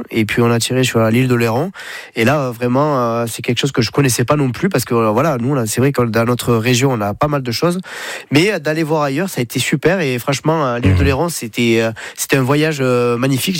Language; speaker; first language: French; native; French